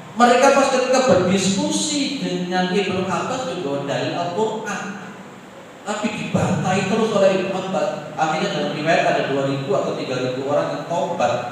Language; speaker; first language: Indonesian; non-native, local second language; Javanese